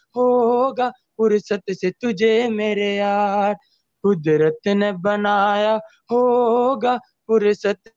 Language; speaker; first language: Hindi; native; Hindi